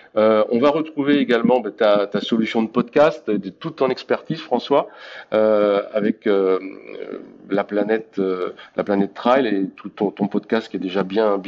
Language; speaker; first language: French; native; French